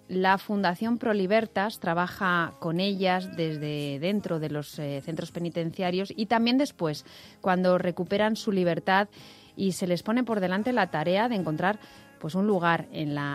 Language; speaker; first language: Spanish; native; Spanish